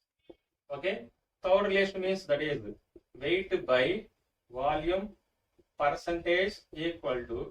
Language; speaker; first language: English; non-native, local second language; Telugu